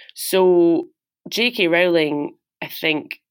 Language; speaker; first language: English; native; English